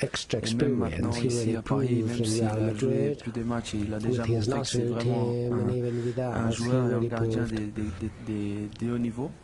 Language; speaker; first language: French; non-native, fluent; Portuguese